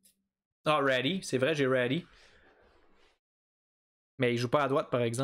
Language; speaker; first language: French; native; French